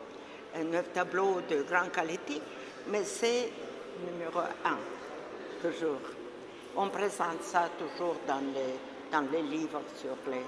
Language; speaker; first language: French; non-native, fluent; Russian